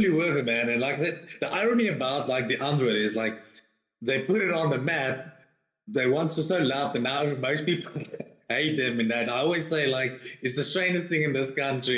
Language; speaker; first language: English; non-native, local second language; Afrikaans